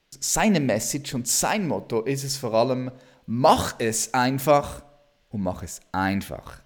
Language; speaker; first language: German; native; German